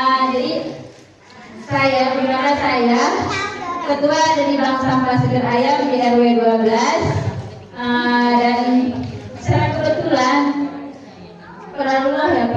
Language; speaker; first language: Indonesian; native; Indonesian